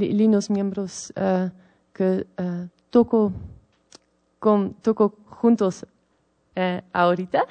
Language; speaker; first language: Spanish; non-native, learner; Dutch